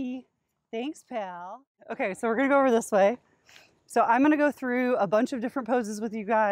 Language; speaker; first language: English; native; English